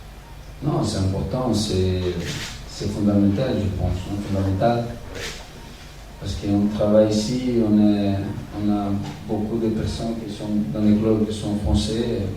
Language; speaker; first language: French; non-native, learner; Italian